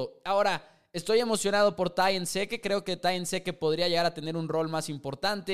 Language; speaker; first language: Spanish; native; Spanish